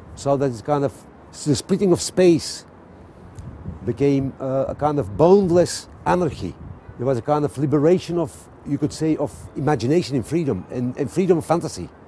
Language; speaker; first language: English; non-native, fluent; Dutch